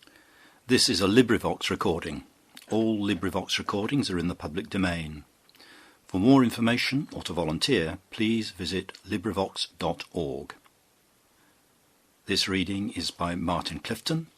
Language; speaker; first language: English; native; English